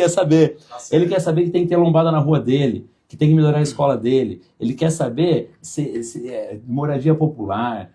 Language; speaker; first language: Portuguese; native; Portuguese